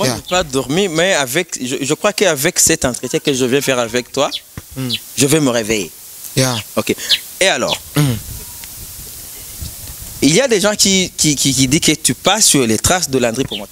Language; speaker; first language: French; non-native, local second language; Rundi